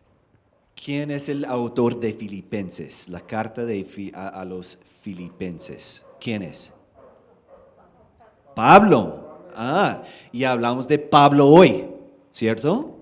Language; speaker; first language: Spanish; non-native, fluent; English